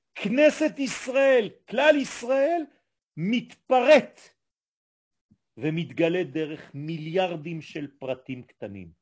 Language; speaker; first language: Hebrew; non-native, fluent; French